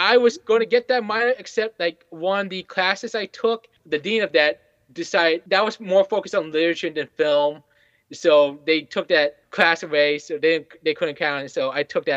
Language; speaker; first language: English; native; English